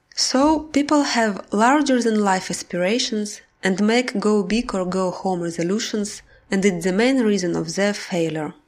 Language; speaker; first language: English; non-native, fluent; Russian